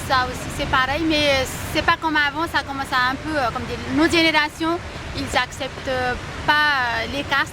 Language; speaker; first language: French; non-native, fluent; Nepali